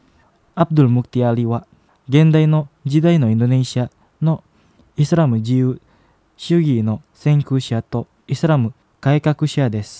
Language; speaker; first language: Japanese; non-native, fluent; Indonesian